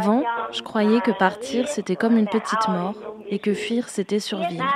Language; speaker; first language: French; early bilingual, other home language; Khmer